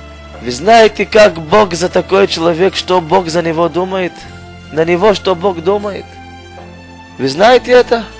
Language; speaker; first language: Russian; non-native, learner; Hebrew